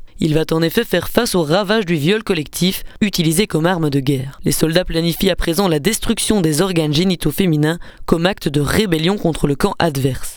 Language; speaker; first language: French; native; French